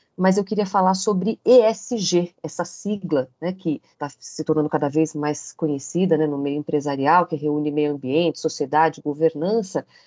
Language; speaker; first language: Portuguese; native; Portuguese